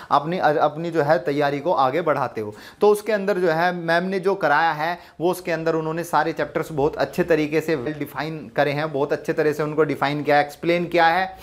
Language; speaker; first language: Hindi; native; Hindi